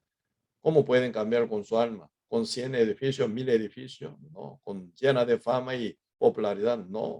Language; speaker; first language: Spanish; non-native, fluent; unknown